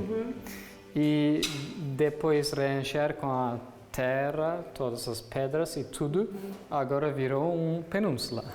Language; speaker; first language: Portuguese; non-native, learner; Turkish